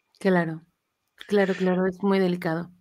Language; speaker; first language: Spanish; native; Spanish